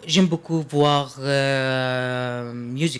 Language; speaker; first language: French; non-native, learner; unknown